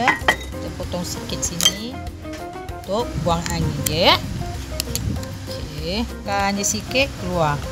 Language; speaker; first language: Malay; non-native, local second language; Chinese